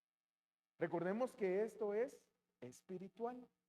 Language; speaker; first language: Spanish; native; Spanish